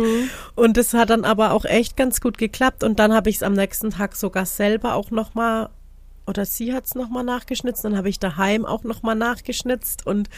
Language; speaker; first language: German; native; German